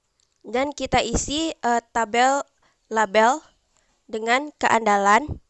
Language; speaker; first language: Indonesian; native; Indonesian